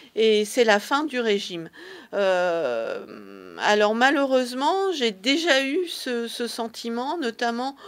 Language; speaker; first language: French; early bilingual, other home language; Persian